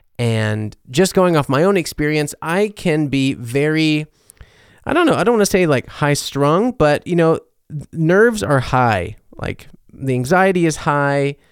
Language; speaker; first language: English; native; English